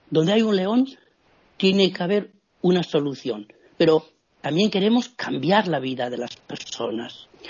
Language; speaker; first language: Spanish; native; Spanish